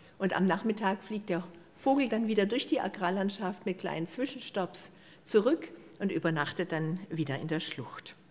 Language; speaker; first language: German; native; German